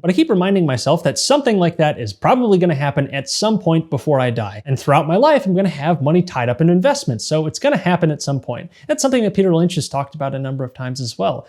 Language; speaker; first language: English; native; English